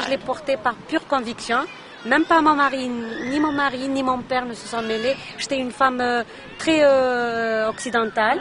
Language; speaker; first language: French; non-native, local second language; Arabic